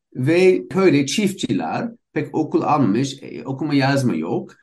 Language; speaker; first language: Turkish; non-native, fluent; English